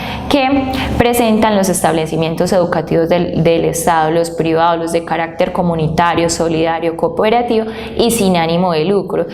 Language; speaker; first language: Spanish; native; Spanish